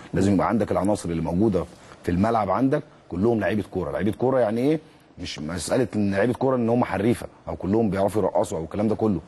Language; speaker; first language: Egyptian Arabic; native; Egyptian Arabic